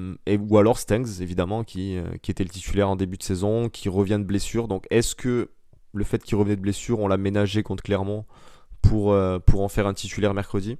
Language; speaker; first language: French; native; French